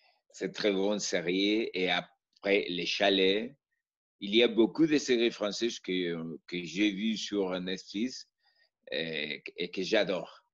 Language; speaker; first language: French; non-native, learner; Spanish